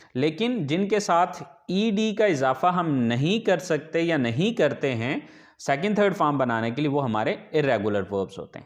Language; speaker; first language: Urdu; native; Urdu